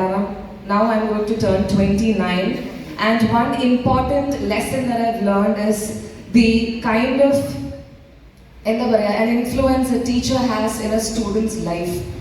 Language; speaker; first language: English; non-native, local second language; Malayalam